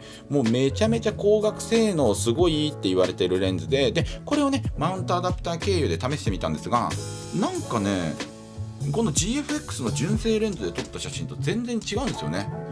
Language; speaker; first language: Japanese; native; Japanese